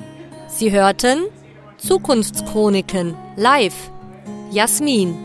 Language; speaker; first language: German; native; German